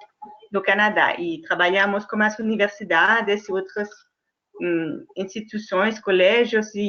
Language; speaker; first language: Portuguese; non-native, fluent; French